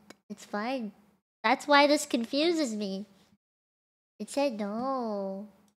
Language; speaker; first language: English; native; English